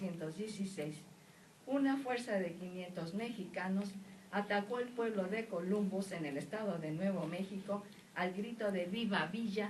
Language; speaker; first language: Spanish; native; Spanish